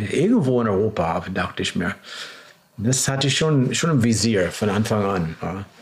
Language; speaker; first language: German; non-native, fluent; English